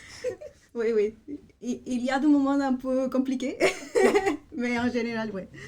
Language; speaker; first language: French; non-native, fluent; Spanish